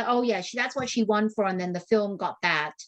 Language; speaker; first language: English; native; English